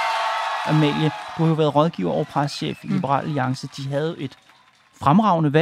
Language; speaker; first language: Danish; native; Danish